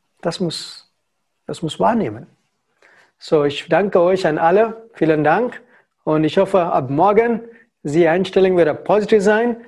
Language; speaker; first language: German; non-native, learner; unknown